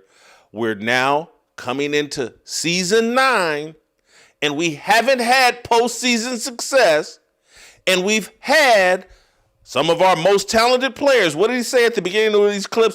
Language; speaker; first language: English; native; English